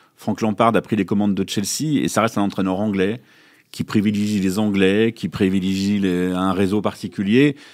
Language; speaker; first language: French; native; French